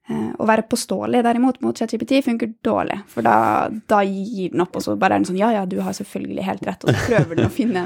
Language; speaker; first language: Norwegian; native; Norwegian